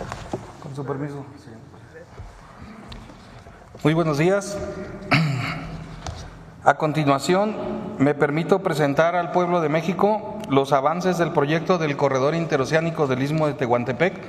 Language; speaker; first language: Spanish; native; Spanish